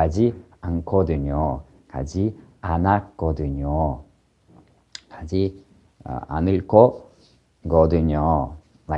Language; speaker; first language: Korean; non-native, fluent; Ukrainian